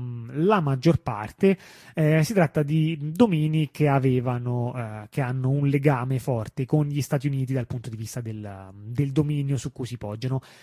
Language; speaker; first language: Italian; native; Italian